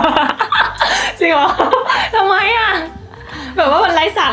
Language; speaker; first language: Thai; native; Thai